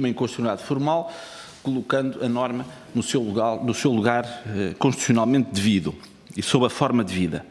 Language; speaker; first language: Portuguese; native; Portuguese